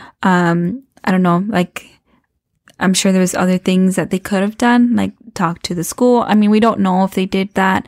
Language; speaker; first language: English; early bilingual, other home language; Spanish